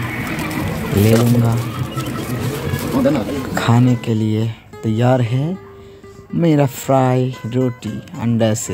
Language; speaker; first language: Hindi; non-native, learner; Bangla